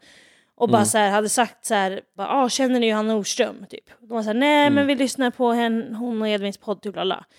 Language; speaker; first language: Swedish; native; Swedish